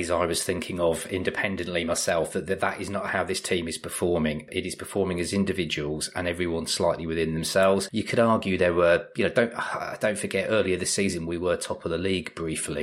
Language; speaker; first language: English; native; English